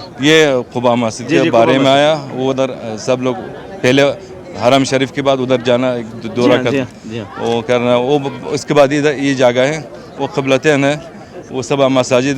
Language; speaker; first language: Hindi; non-native, learner; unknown